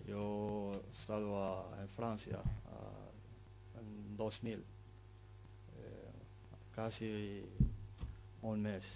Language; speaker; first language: Spanish; non-native, learner; Arabic